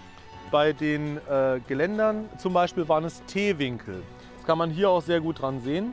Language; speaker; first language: German; native; German